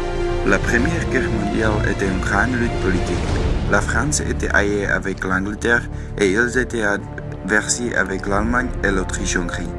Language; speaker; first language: French; non-native, learner; English